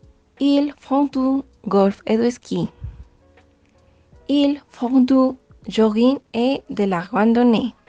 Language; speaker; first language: French; non-native, learner; Spanish